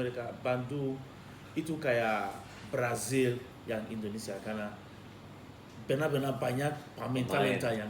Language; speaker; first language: Indonesian; non-native, fluent; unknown